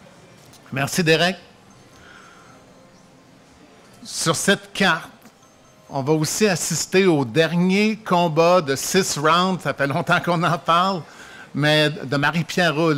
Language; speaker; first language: French; native; French